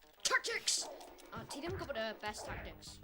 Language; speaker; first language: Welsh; non-native, local second language; English